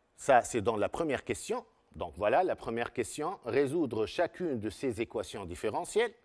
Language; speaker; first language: French; non-native, local second language; Arabic